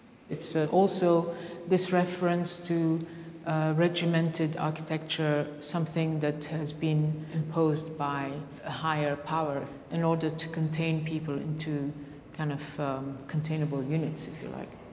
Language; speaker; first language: English; non-native, fluent; Arabic